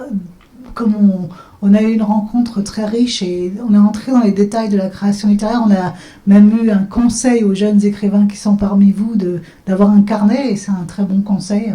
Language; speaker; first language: French; native; French